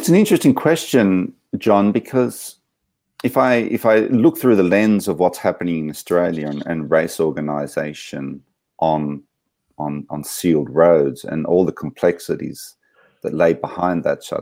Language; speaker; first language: English; native; English